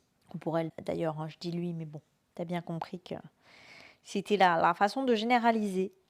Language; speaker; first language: French; native; French